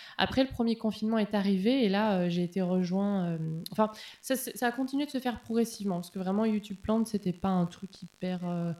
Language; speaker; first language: French; native; French